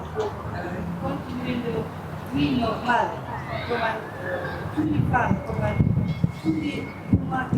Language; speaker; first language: French; non-native, learner; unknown